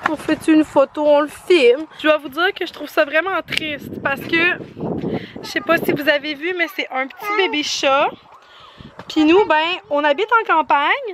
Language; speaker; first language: French; native; French